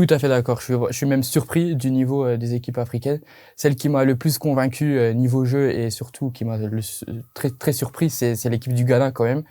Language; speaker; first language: French; native; French